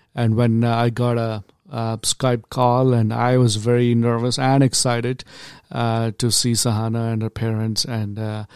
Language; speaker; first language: English; non-native, local second language; Kannada